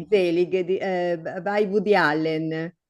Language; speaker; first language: English; non-native, learner; Italian